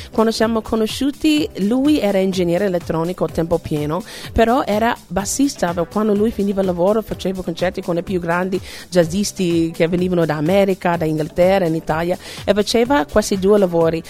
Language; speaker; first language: Italian; non-native, fluent; English